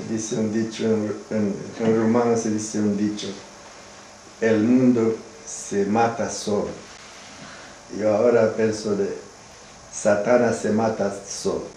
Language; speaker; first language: Spanish; non-native, learner; Romanian